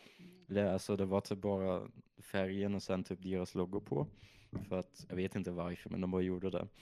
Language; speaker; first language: Swedish; early bilingual, other home language; German